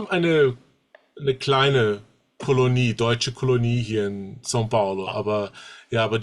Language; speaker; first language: German; early bilingual, heritage; German